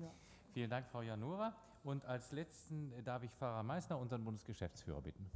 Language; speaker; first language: German; native; German